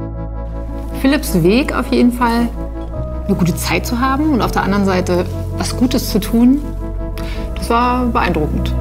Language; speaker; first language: German; native; German